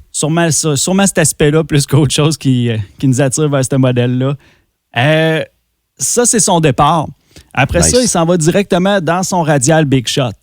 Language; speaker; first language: French; native; French